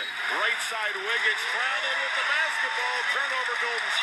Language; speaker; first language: English; native; English